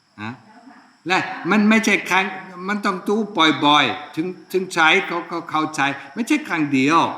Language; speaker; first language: Thai; non-native, fluent; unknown